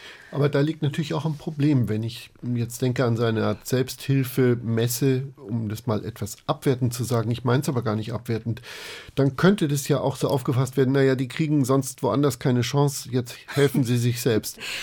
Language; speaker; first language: German; native; German